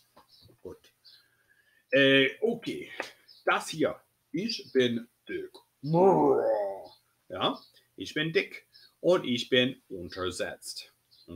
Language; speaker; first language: German; non-native, fluent; English